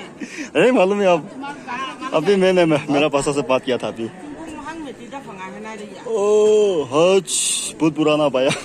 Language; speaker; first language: Hindi; non-native, local second language; Tangkhul Naga (India)